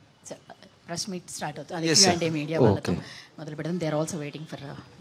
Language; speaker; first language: Telugu; native; Telugu